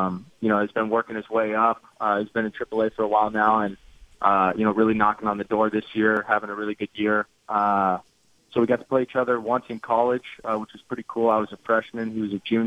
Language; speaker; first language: English; native; English